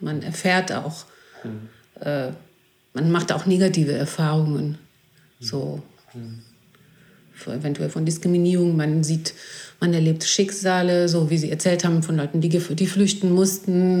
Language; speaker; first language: German; non-native, fluent; Greek